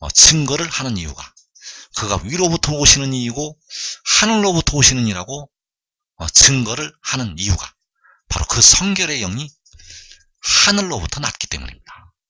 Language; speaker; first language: Korean; native; Korean